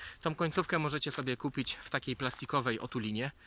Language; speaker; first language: Polish; native; Polish